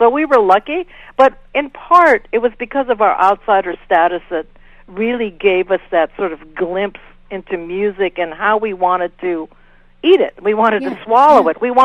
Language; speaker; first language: English; native; English